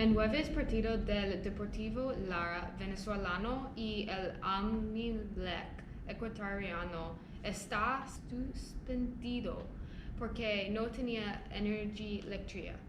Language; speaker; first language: Spanish; non-native, learner; English